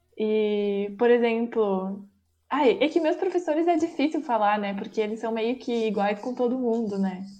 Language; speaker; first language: Portuguese; native; Portuguese